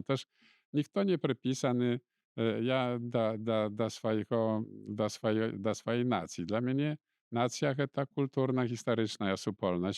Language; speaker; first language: Polish; non-native, local second language; Belarusian